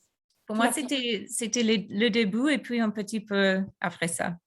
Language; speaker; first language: French; non-native, fluent; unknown